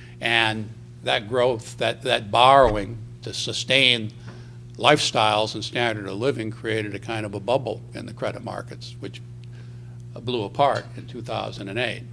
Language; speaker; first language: English; native; English